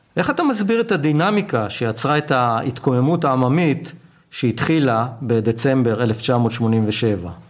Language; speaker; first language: Hebrew; native; Hebrew